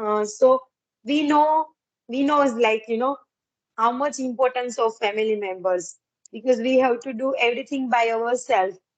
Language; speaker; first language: English; non-native, learner; Gujarati